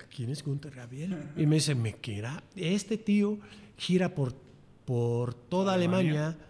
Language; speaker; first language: Spanish; non-native, fluent; English